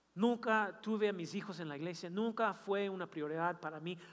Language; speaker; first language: Spanish; non-native, fluent; English